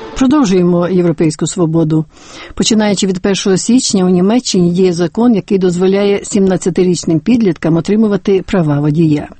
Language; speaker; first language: Ukrainian; native; Ukrainian